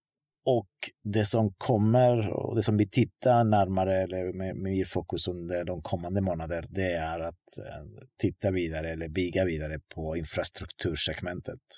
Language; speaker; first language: Swedish; non-native, fluent; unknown